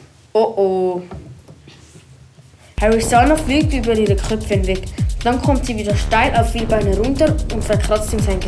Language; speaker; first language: German; native; German